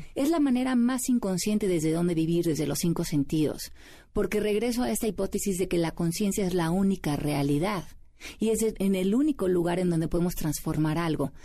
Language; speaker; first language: Spanish; native; Spanish